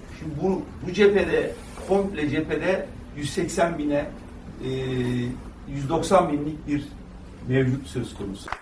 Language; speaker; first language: Turkish; native; Turkish